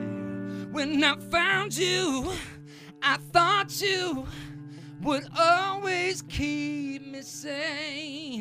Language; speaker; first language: English; native; English